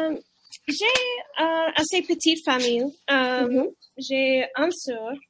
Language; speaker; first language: French; non-native, learner; English